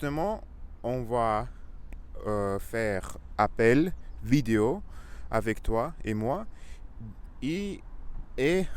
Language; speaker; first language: French; non-native, learner; Russian